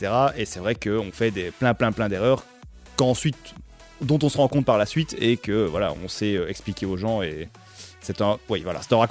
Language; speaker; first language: French; native; French